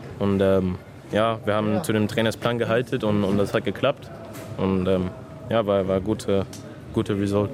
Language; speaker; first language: German; non-native, learner; English